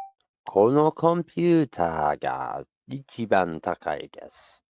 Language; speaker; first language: Japanese; non-native, learner; English